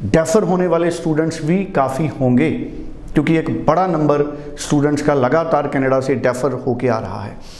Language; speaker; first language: Hindi; non-native, local second language; Punjabi